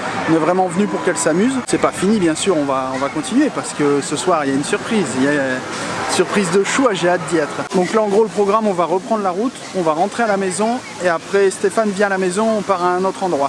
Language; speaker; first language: French; native; French